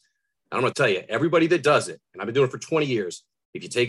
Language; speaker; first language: English; native; English